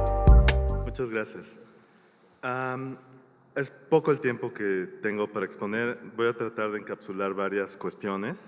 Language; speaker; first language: Spanish; native; Spanish